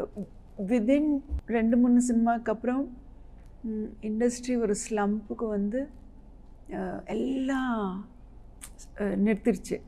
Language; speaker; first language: Tamil; non-native, local second language; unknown